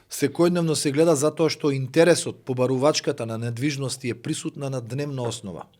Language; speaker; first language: Macedonian; native; Macedonian